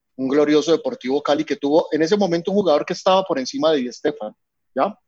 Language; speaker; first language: Spanish; native; Spanish